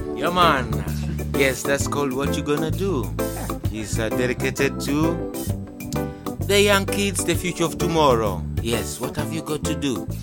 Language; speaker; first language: English; non-native, local second language; Ganda